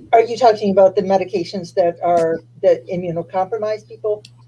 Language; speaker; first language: English; early bilingual, other home language; Spanish